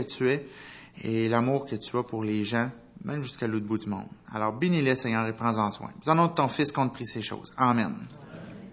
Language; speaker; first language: French; native; French